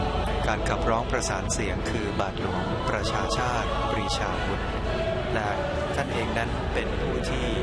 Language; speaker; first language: Thai; native; Thai